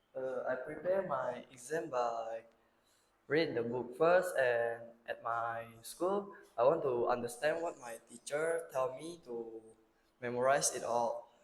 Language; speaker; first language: English; non-native, learner; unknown